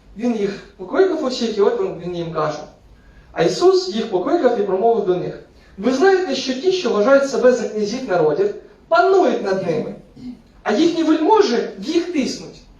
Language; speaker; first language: Ukrainian; non-native, local second language; Russian